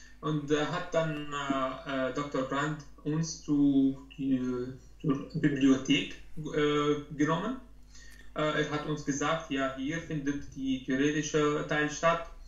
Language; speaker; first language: German; non-native, learner; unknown